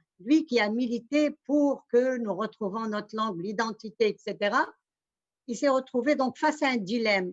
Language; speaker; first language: French; non-native, local second language; Arabic